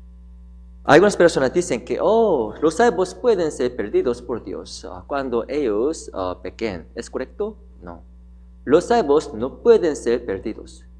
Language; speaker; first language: Spanish; non-native, learner; Korean